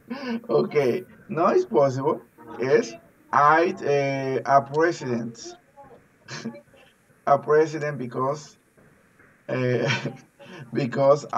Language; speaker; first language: English; non-native, fluent; Spanish